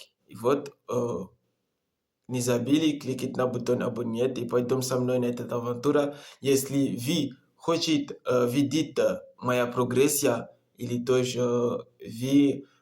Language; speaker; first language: Russian; non-native, learner; Comorian